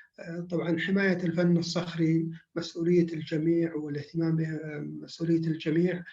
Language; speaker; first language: Arabic; native; Arabic